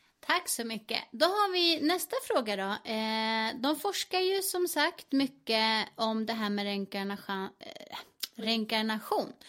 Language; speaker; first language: Swedish; native; Swedish